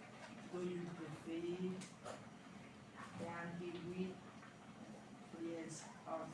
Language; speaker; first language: English; non-native, learner; Spanish